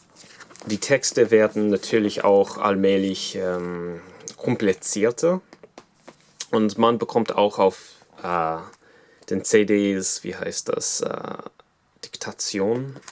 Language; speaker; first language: German; non-native, fluent; English